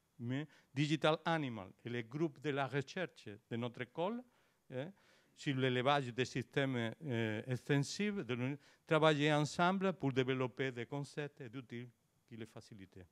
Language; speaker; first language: French; non-native, learner; Spanish